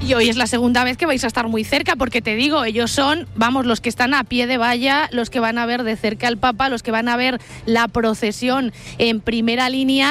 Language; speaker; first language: Spanish; native; Spanish